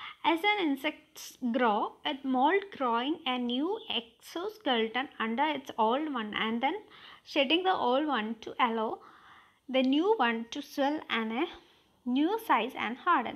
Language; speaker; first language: English; non-native, local second language; Malayalam